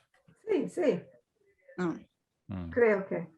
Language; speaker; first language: Spanish; non-native, learner; English